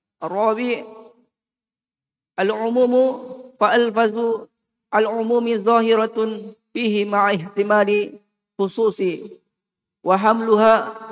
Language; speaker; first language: Arabic; non-native, learner; Indonesian